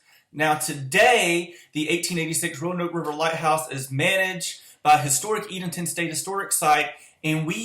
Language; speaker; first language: English; native; English